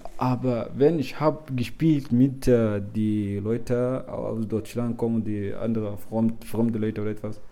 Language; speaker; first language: German; non-native, learner; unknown